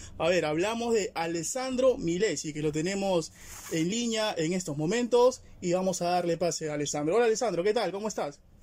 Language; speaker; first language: Spanish; native; Spanish